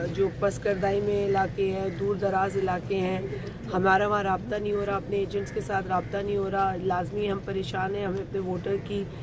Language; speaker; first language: Urdu; non-native, local second language; Sindhi